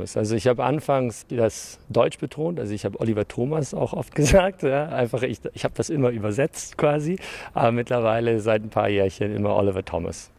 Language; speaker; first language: German; early bilingual, other home language; English